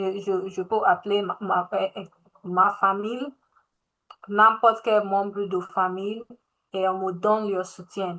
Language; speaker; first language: French; non-native, learner; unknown